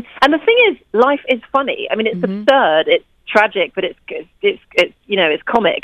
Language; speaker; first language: English; native; English